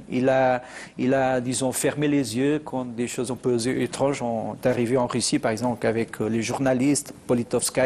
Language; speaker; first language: French; non-native, fluent; Portuguese